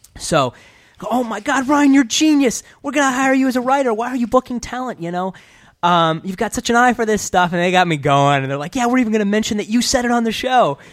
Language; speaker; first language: English; native; English